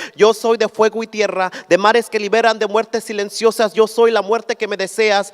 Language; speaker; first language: Spanish; early bilingual, heritage; Spanish